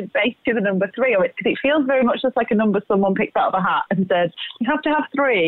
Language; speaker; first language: English; native; English